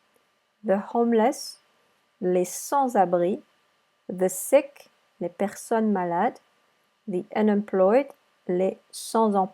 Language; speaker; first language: French; non-native, fluent; English